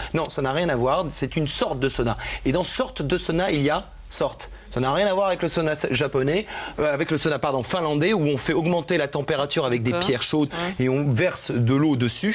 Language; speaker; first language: French; native; French